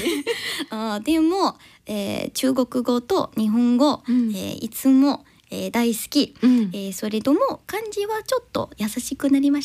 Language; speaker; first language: Japanese; non-native, learner; English